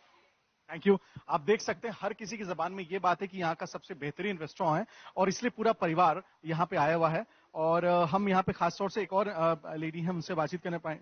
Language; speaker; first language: Hindi; native; Hindi